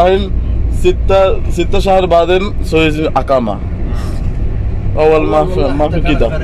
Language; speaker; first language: Arabic; non-native, learner; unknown